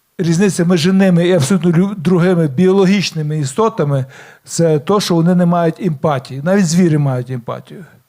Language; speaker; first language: Ukrainian; native; Ukrainian